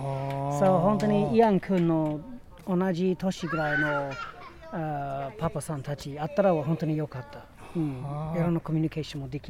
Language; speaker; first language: Japanese; non-native, learner; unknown